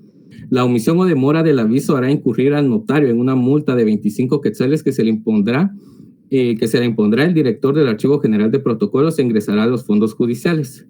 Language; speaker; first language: Spanish; native; Spanish